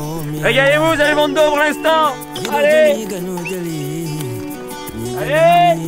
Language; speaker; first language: French; native; French